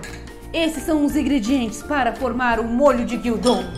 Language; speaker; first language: Portuguese; native; Portuguese